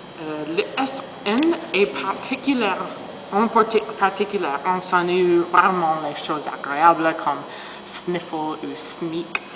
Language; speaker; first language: French; non-native, learner; English